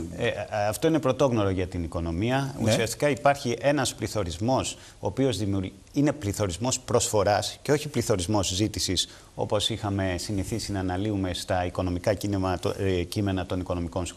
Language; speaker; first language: Greek; native; Greek